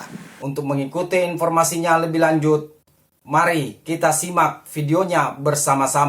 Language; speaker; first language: Indonesian; native; Indonesian